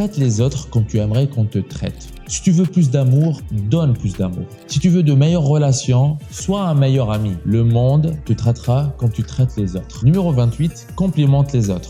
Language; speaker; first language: French; native; French